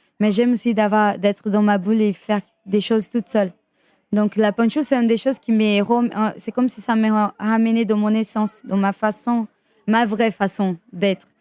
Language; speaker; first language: French; non-native, fluent; Portuguese